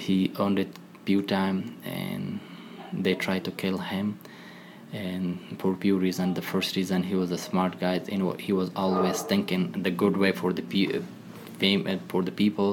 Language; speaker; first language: English; non-native, learner; Persian